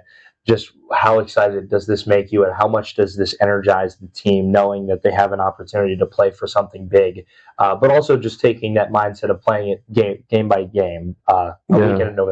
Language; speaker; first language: English; native; English